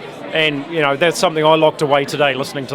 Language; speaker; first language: English; native; English